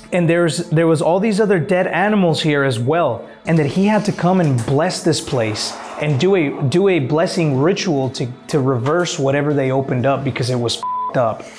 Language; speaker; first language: English; early bilingual, other home language; Spanish